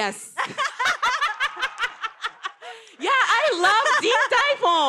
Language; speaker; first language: English; non-native, learner; Japanese